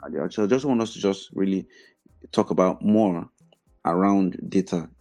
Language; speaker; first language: English; non-native, local second language; Igbo